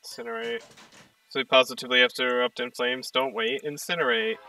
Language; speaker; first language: English; native; English